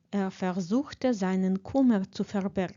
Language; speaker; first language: German; non-native, fluent; Ukrainian